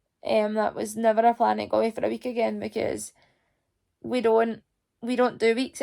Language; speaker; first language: English; native; English